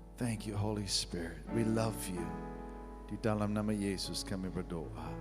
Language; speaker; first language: Indonesian; non-native, fluent; English